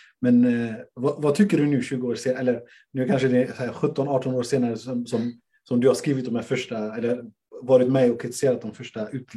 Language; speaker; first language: Swedish; native; Swedish